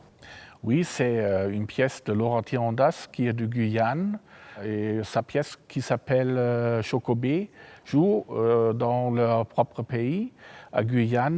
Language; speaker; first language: French; non-native, fluent; German